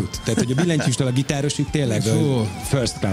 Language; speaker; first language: Hungarian; native; Hungarian